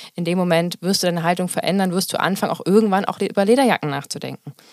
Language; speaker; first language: German; native; German